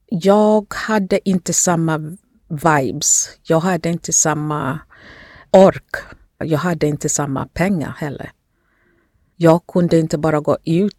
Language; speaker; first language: Swedish; non-native, fluent; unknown